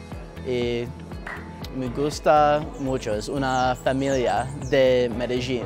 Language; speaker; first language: Spanish; non-native, learner; English